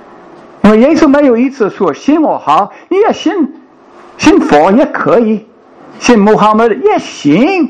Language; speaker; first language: Chinese; non-native, fluent; English